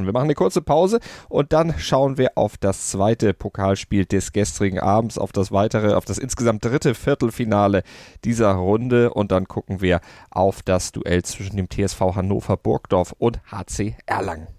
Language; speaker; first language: German; native; German